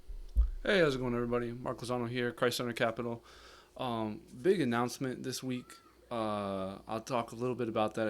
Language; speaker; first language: English; native; English